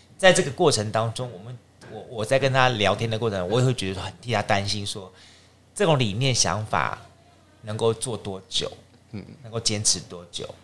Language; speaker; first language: Chinese; native; Chinese